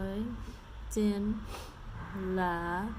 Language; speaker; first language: Vietnamese; non-native, learner; English